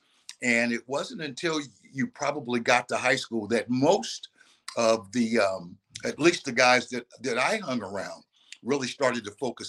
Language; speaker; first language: English; native; English